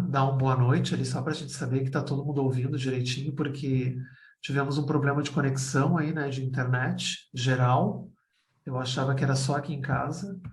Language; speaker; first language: Portuguese; native; Portuguese